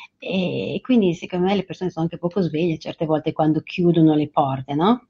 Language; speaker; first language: Italian; native; Italian